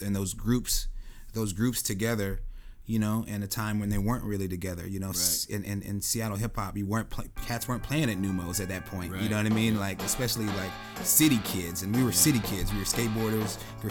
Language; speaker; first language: English; native; English